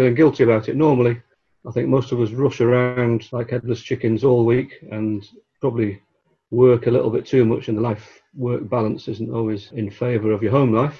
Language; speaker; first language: English; native; English